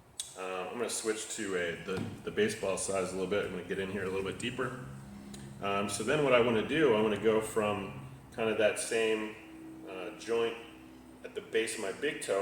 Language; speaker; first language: English; native; English